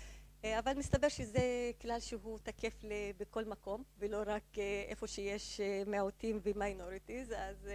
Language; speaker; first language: Hebrew; non-native, local second language; Arabic